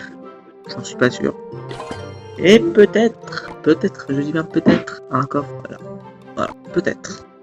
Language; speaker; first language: French; native; French